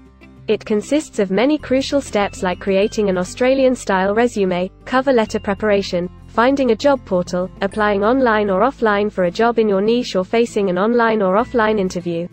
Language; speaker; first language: English; non-native, local second language; Hindi